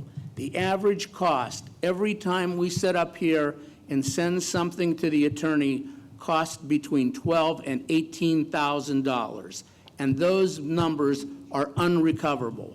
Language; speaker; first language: English; native; English